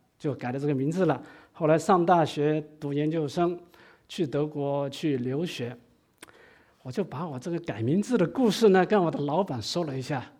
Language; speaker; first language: Chinese; non-native, local second language; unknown